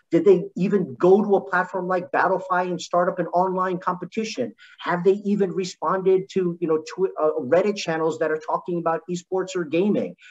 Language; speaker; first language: English; native; English